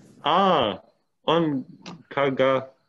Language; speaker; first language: Japanese; non-native, learner; English